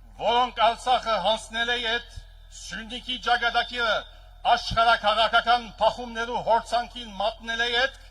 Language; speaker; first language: Armenian; early bilingual, heritage; Armenian